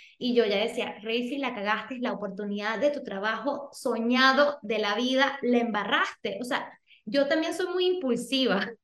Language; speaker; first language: Spanish; early bilingual, other home language; Portuguese